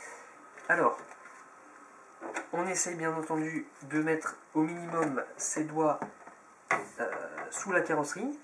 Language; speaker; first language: French; native; French